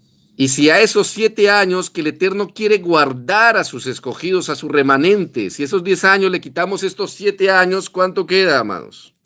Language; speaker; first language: Spanish; native; Spanish